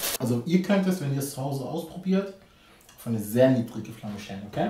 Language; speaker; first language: German; early bilingual, other home language; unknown